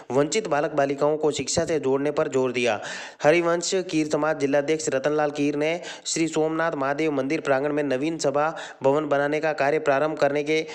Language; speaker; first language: Hindi; native; Hindi